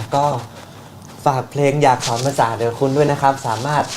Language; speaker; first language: Thai; native; Thai